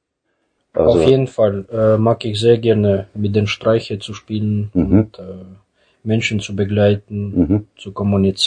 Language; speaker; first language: German; non-native, fluent; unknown